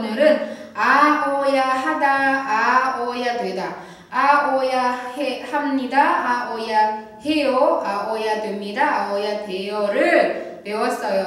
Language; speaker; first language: Korean; non-native, fluent; Indonesian